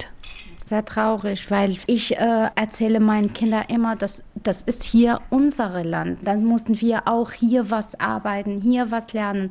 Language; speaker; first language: German; non-native, learner; Arabic